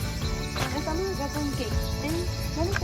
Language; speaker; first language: Spanish; native; Spanish